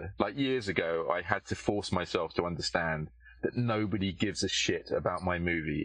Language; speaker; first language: English; native; English